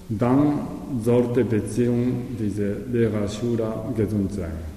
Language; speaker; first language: German; non-native, learner; Japanese